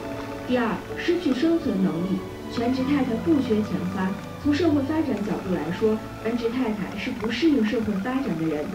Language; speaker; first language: Chinese; native; Chinese